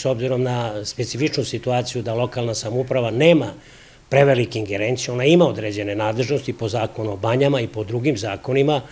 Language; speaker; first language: Serbian; native; Serbian